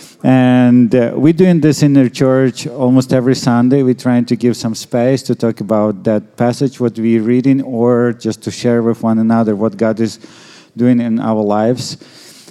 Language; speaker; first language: English; non-native, fluent; Ukrainian